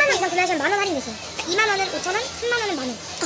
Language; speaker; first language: Korean; native; Korean